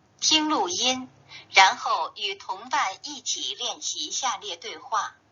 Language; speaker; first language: Chinese; non-native, fluent; Thai